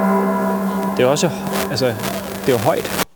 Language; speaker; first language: Danish; native; Danish